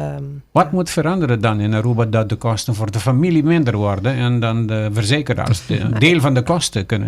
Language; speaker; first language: Dutch; non-native, local second language; Papiamento